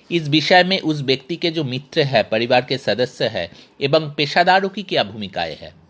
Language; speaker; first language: Hindi; non-native, local second language; Bangla